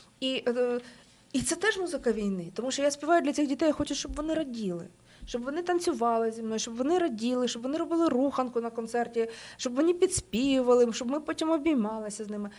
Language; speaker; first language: Ukrainian; native; Ukrainian